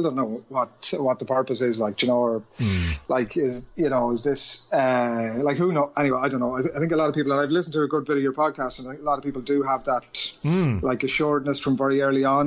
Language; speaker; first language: English; native; English